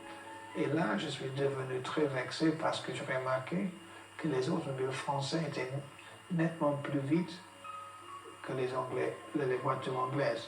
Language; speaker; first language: French; non-native, fluent; English